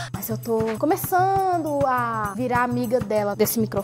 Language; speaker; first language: Portuguese; native; Portuguese